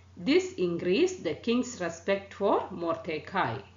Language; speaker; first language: English; non-native, local second language; Malayalam